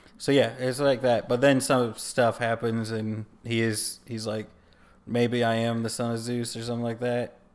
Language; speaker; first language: English; native; English